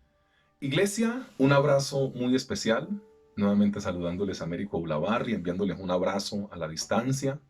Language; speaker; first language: Spanish; native; Spanish